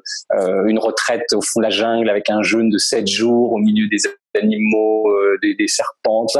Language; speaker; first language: French; native; French